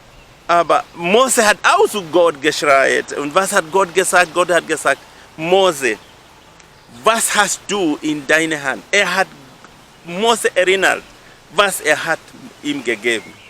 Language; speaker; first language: German; non-native, learner; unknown